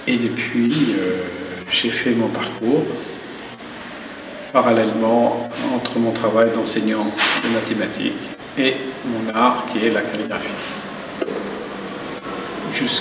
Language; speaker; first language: French; non-native, local second language; Arabic